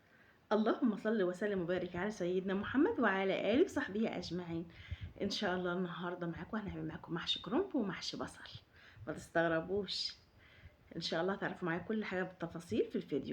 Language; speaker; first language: Arabic; native; Arabic